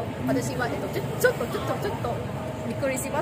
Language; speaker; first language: Japanese; non-native, learner; Vietnamese